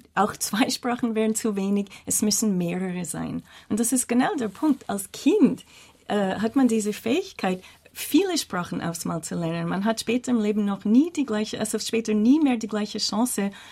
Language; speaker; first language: German; non-native, fluent; English